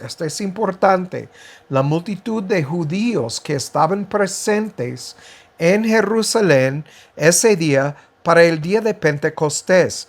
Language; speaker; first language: Spanish; non-native, fluent; English